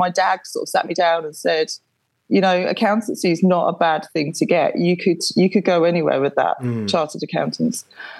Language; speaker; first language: English; native; English